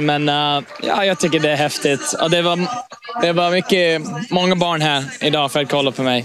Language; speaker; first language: Swedish; early bilingual, heritage; English